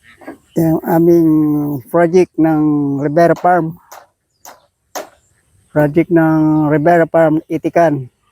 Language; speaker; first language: Filipino; native; Filipino